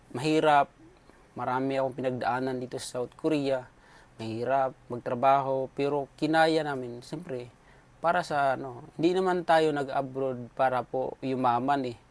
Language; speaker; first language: Filipino; non-native, local second language; Cebuano